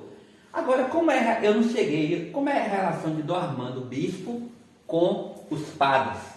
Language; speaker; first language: Portuguese; native; Portuguese